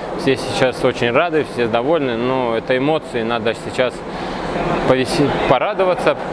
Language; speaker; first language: Russian; native; Russian